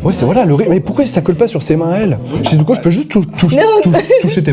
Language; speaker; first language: French; native; French